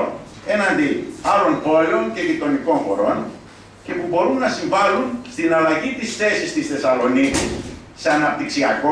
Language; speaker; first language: Greek; native; Greek